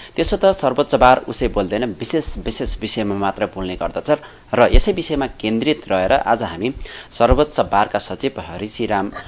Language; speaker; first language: Nepali; native; Nepali